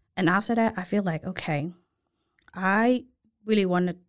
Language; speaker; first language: English; non-native, learner; Thai